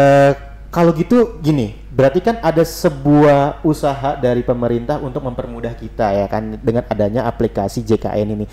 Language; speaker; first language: Indonesian; native; Indonesian